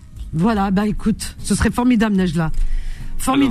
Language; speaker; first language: French; native; French